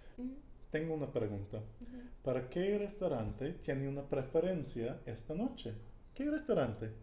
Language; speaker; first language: Spanish; non-native, learner; English